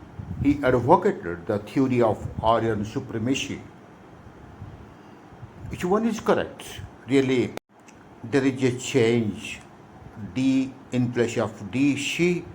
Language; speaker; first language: English; non-native, local second language; Odia